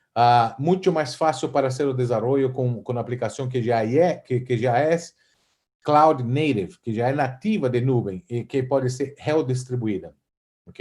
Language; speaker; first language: Portuguese; non-native, fluent; Spanish